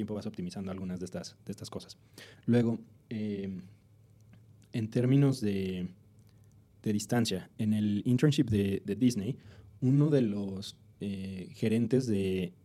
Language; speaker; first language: Spanish; native; Spanish